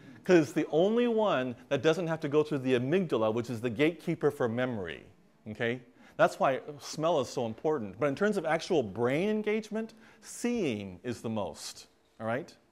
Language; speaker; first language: English; native; English